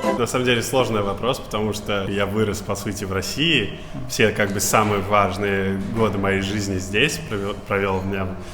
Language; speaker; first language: Russian; early bilingual, other home language; English